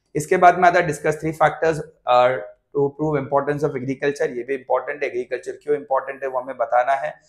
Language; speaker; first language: Hindi; non-native, local second language; Gujarati